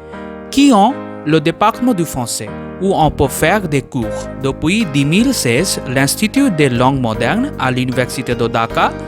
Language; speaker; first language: French; non-native, fluent; Bangla